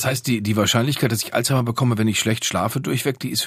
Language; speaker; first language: German; native; German